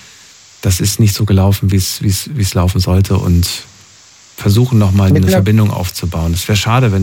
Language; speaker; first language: German; native; German